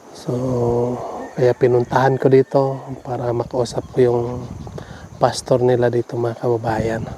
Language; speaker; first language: Filipino; non-native, local second language; Cebuano